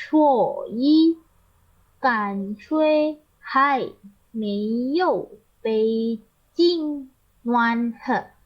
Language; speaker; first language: Chinese; non-native, learner; Indonesian